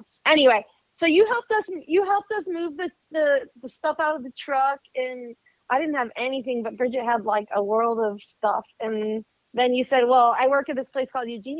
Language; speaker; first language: English; native; English